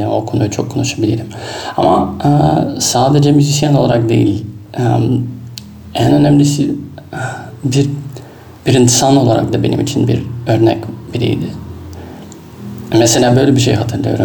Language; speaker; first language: Turkish; non-native, fluent; Russian